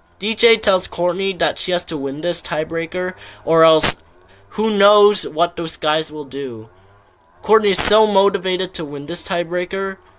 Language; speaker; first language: English; native; English